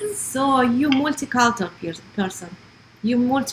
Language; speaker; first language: English; non-native, learner; Russian